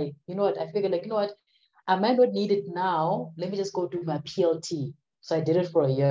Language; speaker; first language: English; non-native, local second language; Southern Sotho